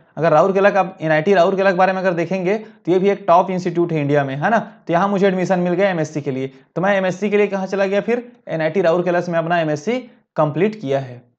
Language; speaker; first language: Hindi; native; Hindi